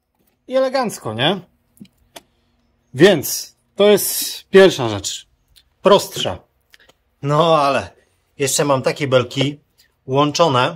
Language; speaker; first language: Polish; native; Polish